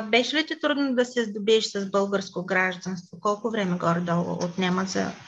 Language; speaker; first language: Bulgarian; native; Bulgarian